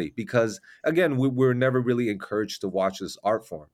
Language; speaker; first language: English; non-native, fluent; Chinese